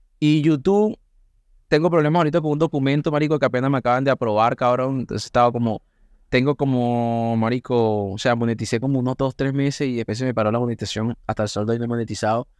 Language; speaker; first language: Spanish; native; Spanish